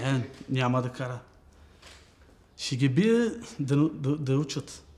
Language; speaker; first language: Bulgarian; non-native, local second language; Turkish